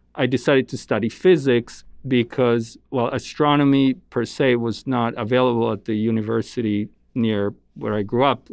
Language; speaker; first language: English; non-native, fluent; Italian